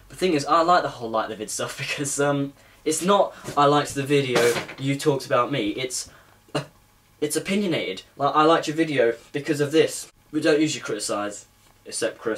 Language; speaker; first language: English; native; English